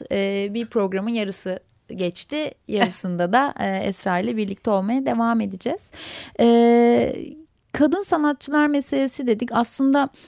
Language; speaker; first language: Turkish; native; Turkish